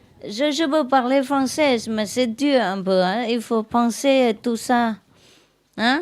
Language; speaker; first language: French; non-native, learner; Vietnamese